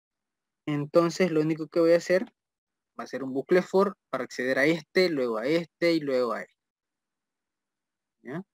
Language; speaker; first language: Spanish; native; Spanish